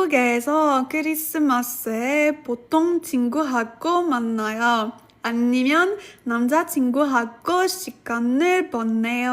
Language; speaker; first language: Korean; non-native, fluent; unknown